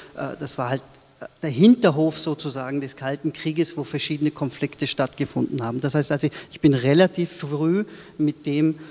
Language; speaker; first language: German; early bilingual, other home language; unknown